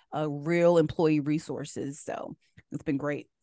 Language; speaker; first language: English; native; English